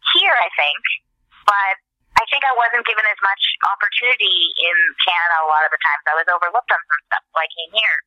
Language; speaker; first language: English; native; English